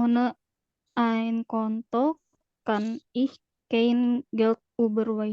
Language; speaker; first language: German; non-native, learner; Indonesian